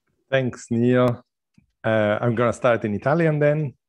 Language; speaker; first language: English; non-native, fluent; Italian